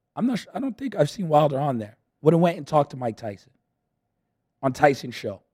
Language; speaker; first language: English; early bilingual, other home language; Spanish